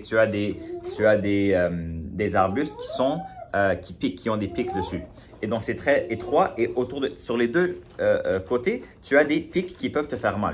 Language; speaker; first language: French; native; French